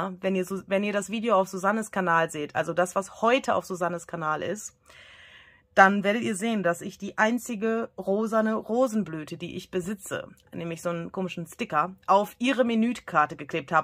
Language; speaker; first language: German; native; German